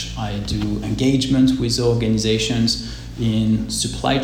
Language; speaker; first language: English; non-native, fluent; French